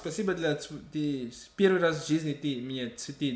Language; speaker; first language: Russian; non-native, fluent; English